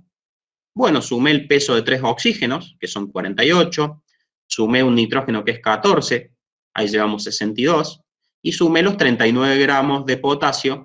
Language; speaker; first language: Spanish; native; Spanish